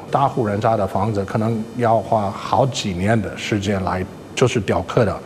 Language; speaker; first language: Chinese; non-native, fluent; English